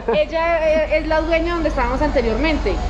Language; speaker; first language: Spanish; native; Spanish